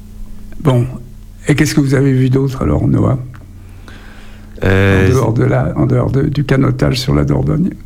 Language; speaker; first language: French; native; French